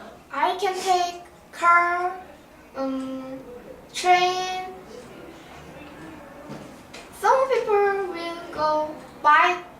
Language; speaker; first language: English; non-native, learner; Korean